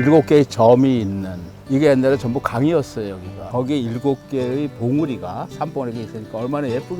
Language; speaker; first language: Korean; native; Korean